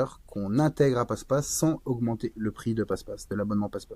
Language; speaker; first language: French; native; French